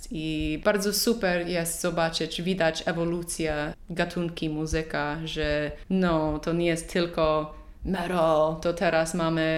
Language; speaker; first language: Polish; non-native, learner; English